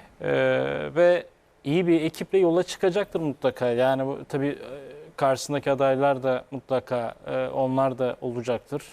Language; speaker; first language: Turkish; native; Turkish